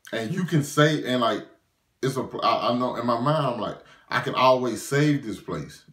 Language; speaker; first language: English; native; English